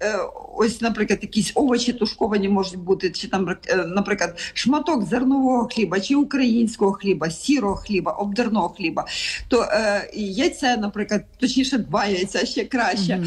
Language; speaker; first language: Ukrainian; native; Ukrainian